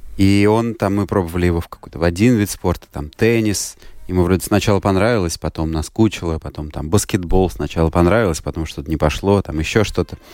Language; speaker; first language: Russian; native; Russian